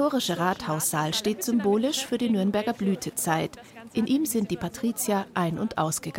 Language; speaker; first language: German; native; German